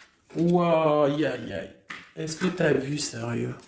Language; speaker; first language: French; native; French